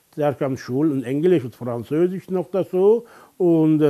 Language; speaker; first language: German; non-native, learner; Turkish